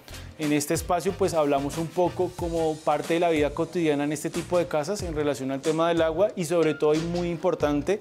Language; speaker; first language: Spanish; native; Spanish